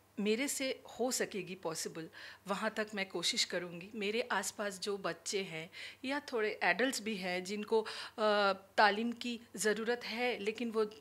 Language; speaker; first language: Hindi; non-native, local second language; Bangla